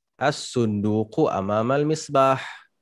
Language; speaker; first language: Arabic; non-native, fluent; Malay